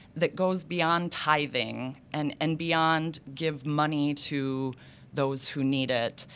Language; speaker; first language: English; native; English